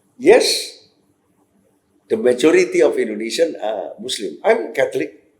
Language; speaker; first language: English; non-native, fluent; Indonesian